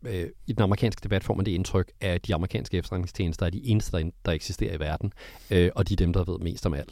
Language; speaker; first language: Danish; native; Danish